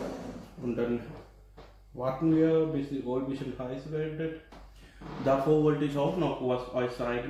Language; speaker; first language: German; non-native, learner; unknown